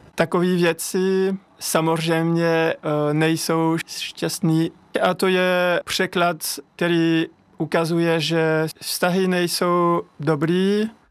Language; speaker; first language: Czech; non-native, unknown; French